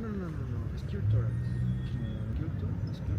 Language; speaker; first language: English; non-native, learner; Spanish